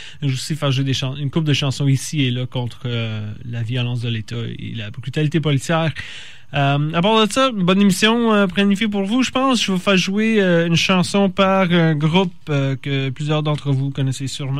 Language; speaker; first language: French; native; French